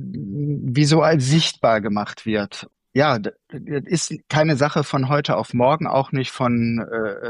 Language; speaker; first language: German; native; German